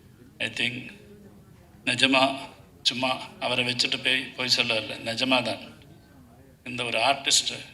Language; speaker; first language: Tamil; non-native, learner; Malayalam